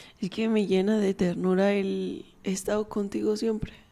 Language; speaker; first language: Spanish; native; Spanish